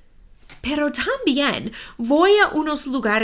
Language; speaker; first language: Spanish; non-native, fluent; English